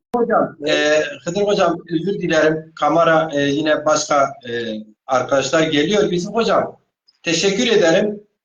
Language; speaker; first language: Turkish; non-native, local second language; Zaza